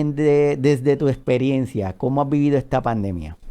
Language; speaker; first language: Spanish; native; Spanish